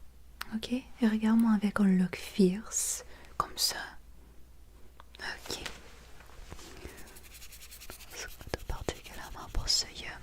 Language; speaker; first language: French; non-native, learner; English